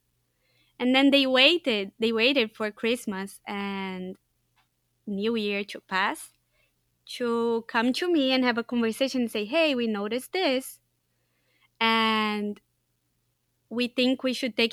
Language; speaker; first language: English; non-native, fluent; Portuguese